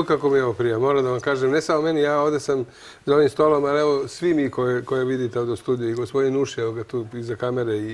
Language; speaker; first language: Croatian; native; Croatian